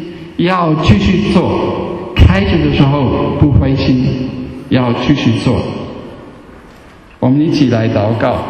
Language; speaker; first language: Chinese; non-native, fluent; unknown